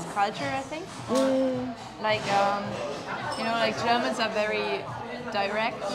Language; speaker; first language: English; non-native, fluent; German